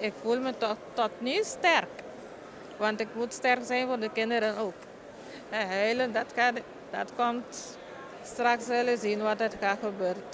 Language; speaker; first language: Dutch; non-native, local second language; Papiamento